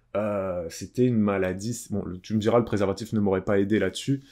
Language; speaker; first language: French; native; French